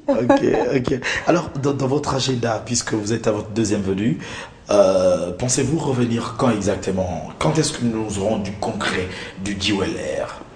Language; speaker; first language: French; non-native, local second language; Lingala